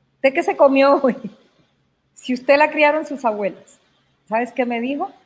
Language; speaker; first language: Spanish; native; Spanish